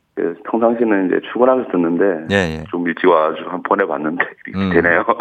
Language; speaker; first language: Korean; native; Korean